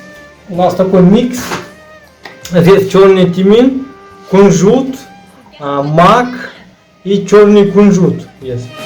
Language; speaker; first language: Russian; non-native, learner; Uzbek